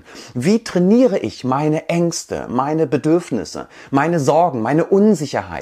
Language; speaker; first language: German; native; German